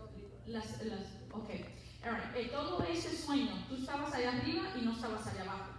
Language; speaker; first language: Spanish; early bilingual, heritage; Spanish